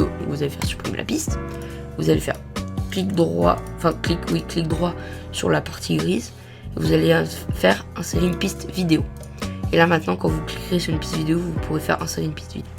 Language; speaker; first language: French; native; French